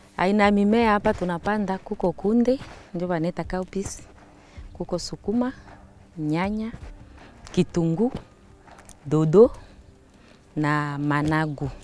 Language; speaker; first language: Swahili; non-native, local second language; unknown